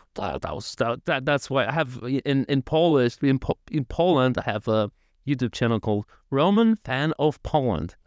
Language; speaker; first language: English; non-native, learner; Russian